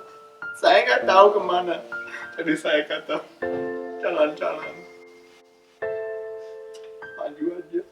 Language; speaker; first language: Indonesian; early bilingual, other home language; English